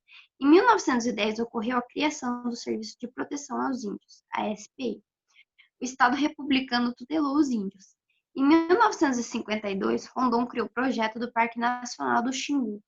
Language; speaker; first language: Portuguese; native; Portuguese